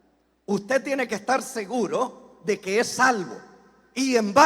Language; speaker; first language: Spanish; native; Spanish